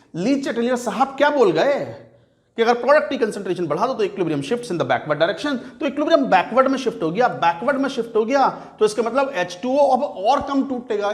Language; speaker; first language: Hindi; native; Hindi